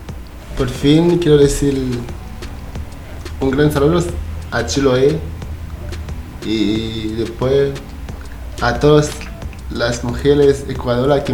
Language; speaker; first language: Spanish; non-native, learner; Haitian Creole